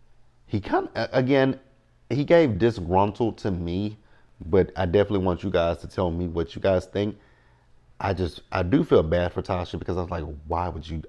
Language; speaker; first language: English; native; English